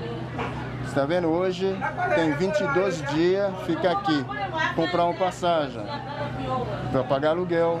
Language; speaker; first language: Portuguese; non-native, learner; Haitian Creole